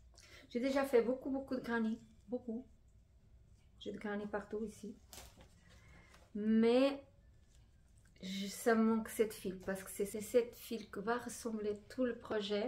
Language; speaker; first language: French; non-native, fluent; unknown